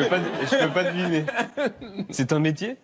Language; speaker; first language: French; native; French